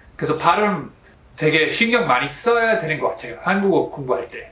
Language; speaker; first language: Korean; non-native, fluent; English